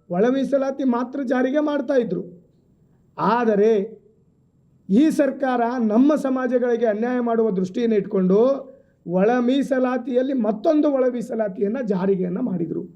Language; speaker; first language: Kannada; non-native, local second language; Lambadi